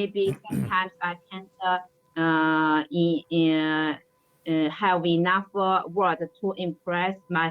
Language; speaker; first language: English; non-native, learner; Chinese